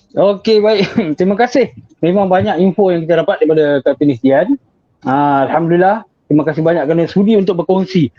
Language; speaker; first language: Malay; native; Malay